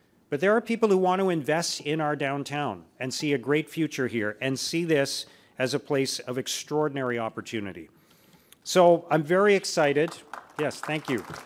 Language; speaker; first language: English; native; English